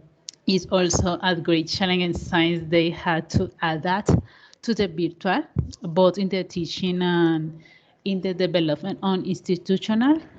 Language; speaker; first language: English; non-native, learner; Spanish